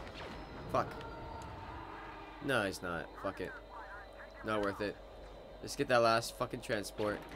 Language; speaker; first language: English; native; English